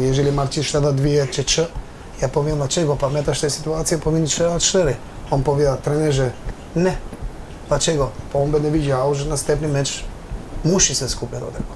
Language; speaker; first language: Polish; non-native, learner; Albanian